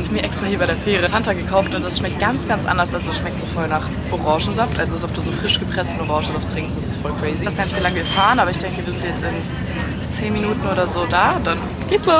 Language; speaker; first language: German; native; German